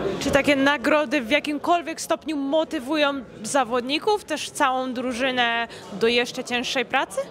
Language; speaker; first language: Polish; native; Polish